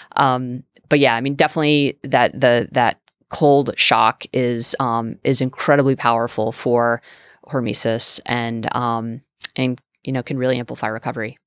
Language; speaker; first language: English; native; English